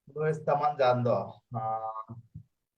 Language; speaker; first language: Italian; non-native, fluent; Bangla